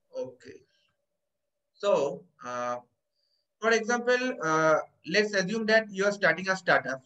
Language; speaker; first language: English; non-native, local second language; Bangla